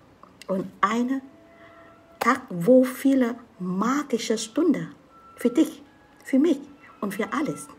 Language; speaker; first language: German; non-native, learner; Vietnamese